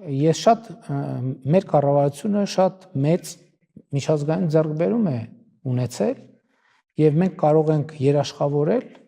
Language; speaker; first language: Armenian; native; Armenian